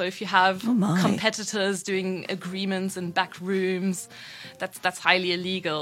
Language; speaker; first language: English; non-native, fluent; German